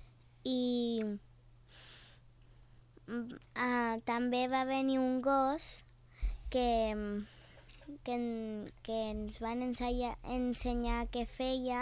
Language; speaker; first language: Catalan; non-native, local second language; Spanish